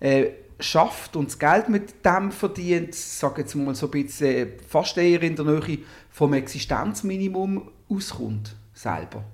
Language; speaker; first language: German; native; German